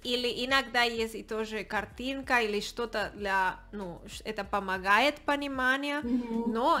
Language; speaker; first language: Russian; non-native, learner; Spanish